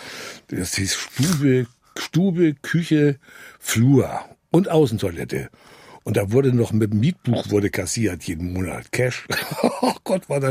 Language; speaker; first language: German; native; German